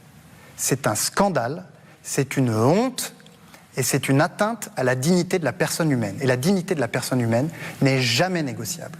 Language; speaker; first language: French; native; French